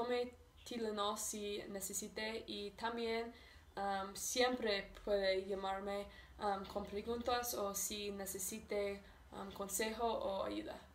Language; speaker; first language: Spanish; non-native, learner; English